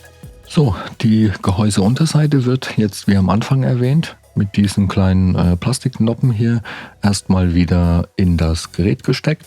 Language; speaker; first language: German; native; German